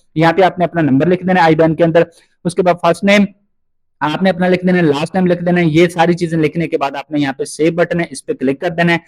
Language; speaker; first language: Urdu; non-native, local second language; Punjabi